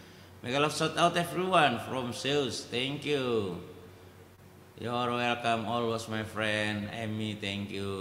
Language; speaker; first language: English; non-native, learner; Indonesian